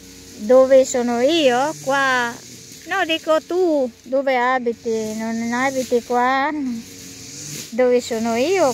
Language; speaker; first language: Italian; non-native, fluent; Filipino